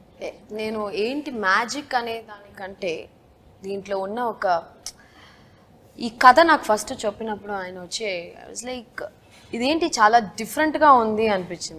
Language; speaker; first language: Telugu; non-native, learner; Tamil